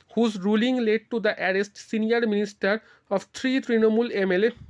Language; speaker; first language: English; non-native, local second language; Bangla